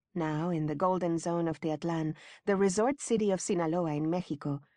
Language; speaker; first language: English; early bilingual, other home language; Spanish